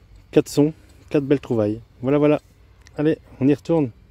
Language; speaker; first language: French; native; French